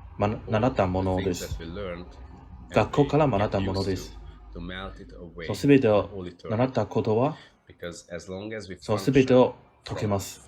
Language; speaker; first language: Japanese; non-native, learner; English